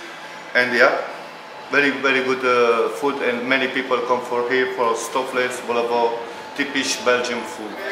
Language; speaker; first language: English; non-native, learner; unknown